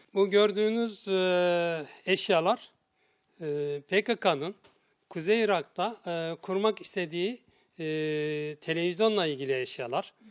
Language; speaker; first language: Turkish; native; Turkish